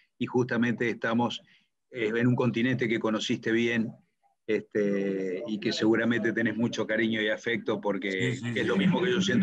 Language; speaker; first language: Spanish; native; Spanish